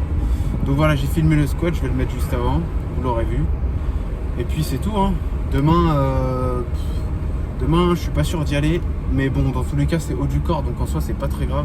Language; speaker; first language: French; native; French